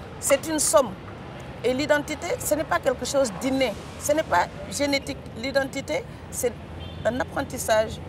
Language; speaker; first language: French; non-native, local second language; Serer